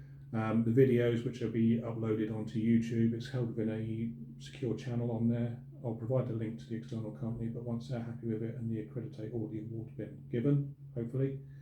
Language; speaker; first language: English; native; English